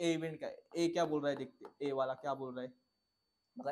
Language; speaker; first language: Hindi; non-native, local second language; Marathi